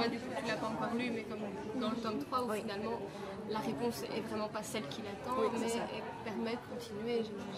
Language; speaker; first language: French; native; French